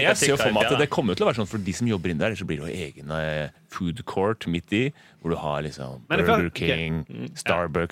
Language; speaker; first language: Norwegian; native; Norwegian